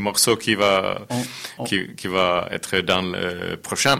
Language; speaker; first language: French; non-native, fluent; Finnish